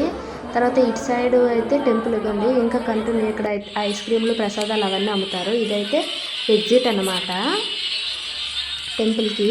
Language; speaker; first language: Telugu; native; Telugu